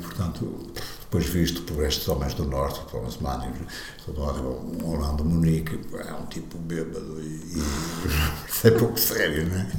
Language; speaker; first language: Portuguese; native; Portuguese